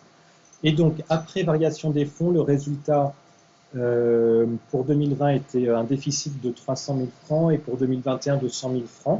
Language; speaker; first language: French; native; French